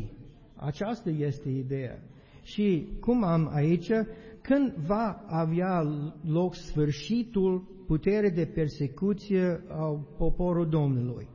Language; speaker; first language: Romanian; non-native, learner; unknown